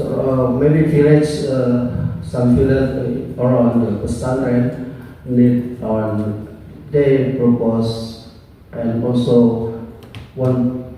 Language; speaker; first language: English; non-native, learner; Indonesian